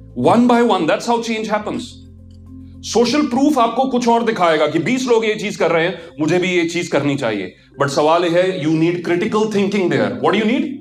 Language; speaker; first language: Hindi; non-native, local second language; Punjabi